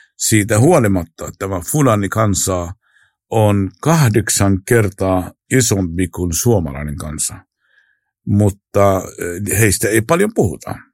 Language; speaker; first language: Finnish; non-native, fluent; Arabic